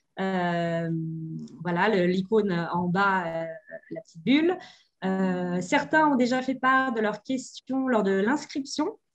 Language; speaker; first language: French; native; French